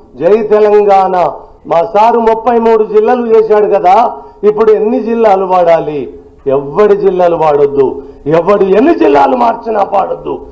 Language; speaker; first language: Telugu; native; Telugu